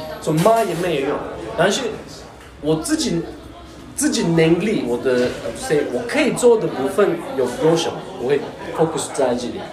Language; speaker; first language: Chinese; non-native, fluent; Turkish